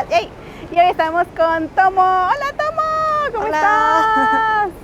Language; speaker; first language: Spanish; native; Spanish